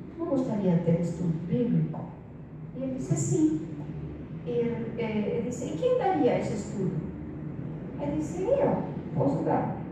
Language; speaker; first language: Portuguese; non-native, fluent; Spanish